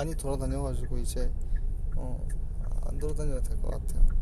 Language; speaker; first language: Korean; non-native, fluent; Spanish